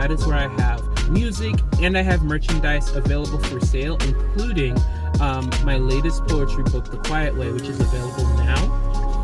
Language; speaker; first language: English; native; English